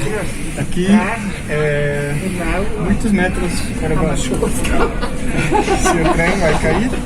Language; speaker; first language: Portuguese; non-native, fluent; German